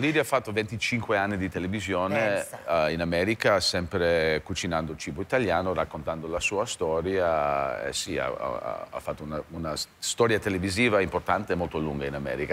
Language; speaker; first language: Italian; early bilingual, heritage; English